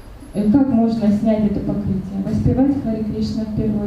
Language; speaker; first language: Russian; native; Russian